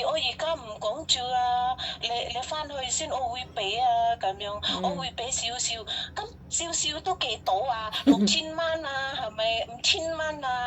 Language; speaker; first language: Cantonese; non-native, fluent; Indonesian